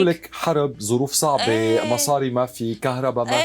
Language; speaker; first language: Arabic; native; Arabic